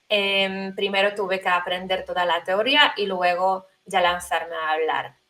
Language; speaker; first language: Spanish; non-native, fluent; Polish